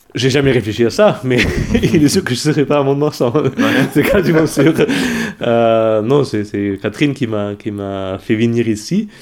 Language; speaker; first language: French; non-native, fluent; German